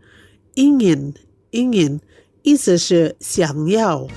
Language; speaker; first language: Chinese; non-native, fluent; Indonesian